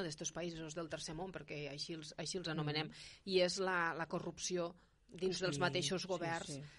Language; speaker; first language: Catalan; native; Catalan